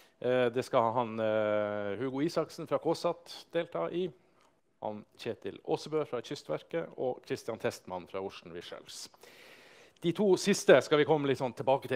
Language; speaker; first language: Norwegian; native; Norwegian